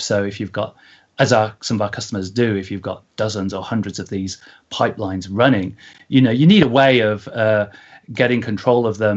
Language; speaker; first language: English; native; English